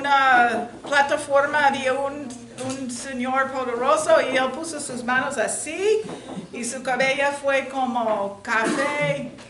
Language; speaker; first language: Spanish; non-native, learner; English